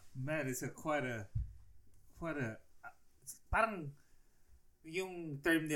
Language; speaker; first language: English; non-native, local second language; Filipino